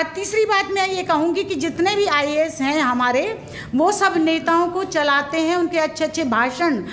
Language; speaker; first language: Hindi; native; Hindi